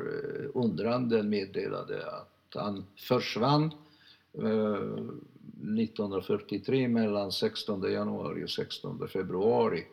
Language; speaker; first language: Swedish; non-native, fluent; Hungarian